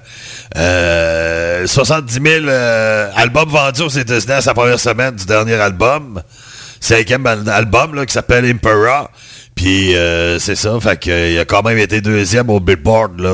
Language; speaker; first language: French; native; French